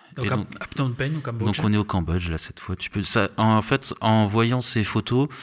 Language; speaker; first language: French; native; French